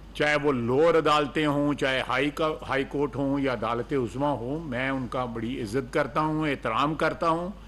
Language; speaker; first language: Urdu; non-native, local second language; Punjabi